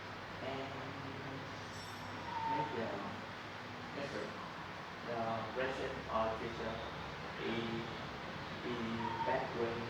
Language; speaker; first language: English; non-native, learner; Vietnamese